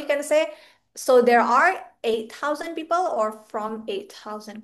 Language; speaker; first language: English; non-native, fluent; Indonesian